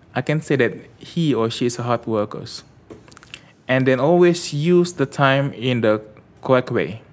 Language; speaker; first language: English; early bilingual, other home language; Indonesian